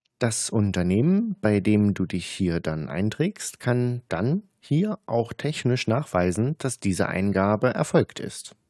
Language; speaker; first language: German; native; German